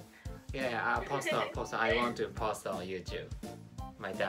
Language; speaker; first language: English; non-native, learner; Japanese